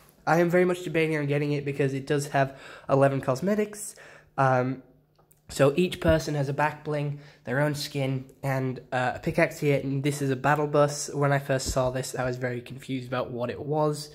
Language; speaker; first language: English; native; English